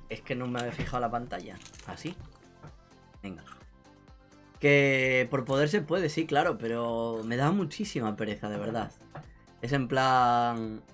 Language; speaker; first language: Spanish; native; Spanish